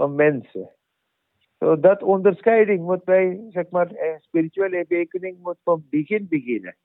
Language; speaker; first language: Dutch; non-native, learner; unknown